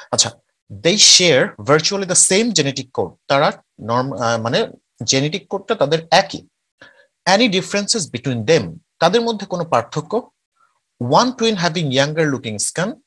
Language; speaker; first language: English; non-native, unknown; Bangla